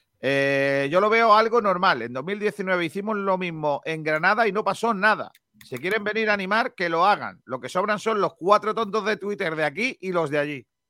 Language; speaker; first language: Spanish; native; Spanish